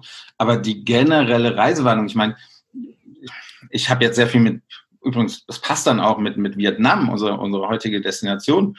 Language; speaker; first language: German; native; German